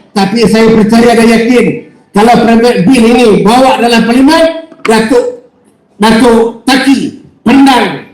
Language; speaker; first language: Malay; native; Malay